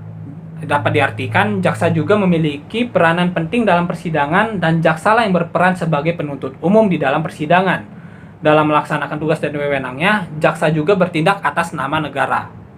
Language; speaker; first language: Indonesian; native; Indonesian